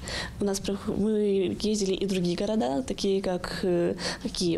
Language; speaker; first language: Ukrainian; non-native, local second language; Russian